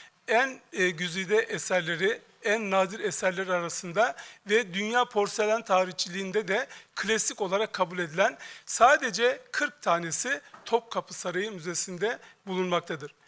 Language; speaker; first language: Turkish; native; Turkish